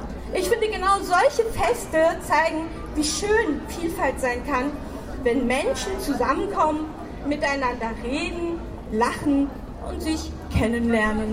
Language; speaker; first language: German; early bilingual, other home language; Turkish